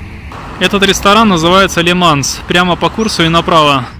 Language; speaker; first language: Russian; native; Russian